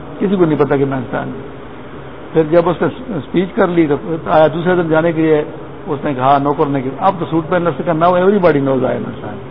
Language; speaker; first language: Urdu; non-native, local second language; Pashto